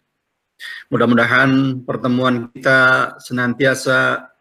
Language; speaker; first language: Indonesian; native; Indonesian